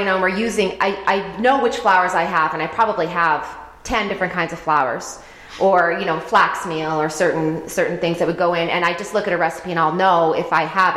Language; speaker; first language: English; native; English